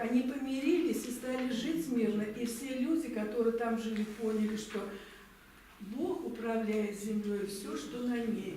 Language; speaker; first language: Russian; native; Russian